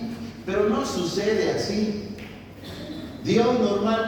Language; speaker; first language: Spanish; native; Spanish